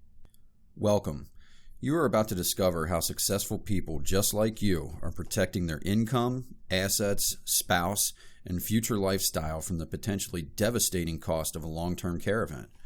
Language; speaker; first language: English; native; English